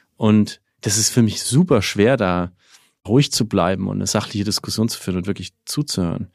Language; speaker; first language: German; native; German